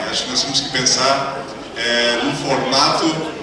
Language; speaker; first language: Portuguese; native; Portuguese